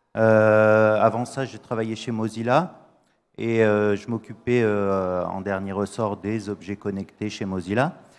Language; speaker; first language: French; native; French